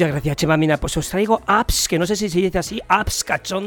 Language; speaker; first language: Spanish; native; Spanish